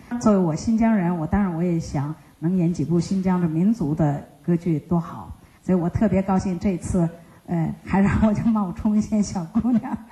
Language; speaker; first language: Chinese; non-native, local second language; Uyghur